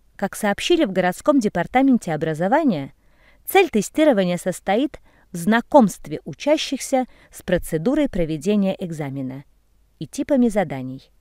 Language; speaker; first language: Russian; native; Russian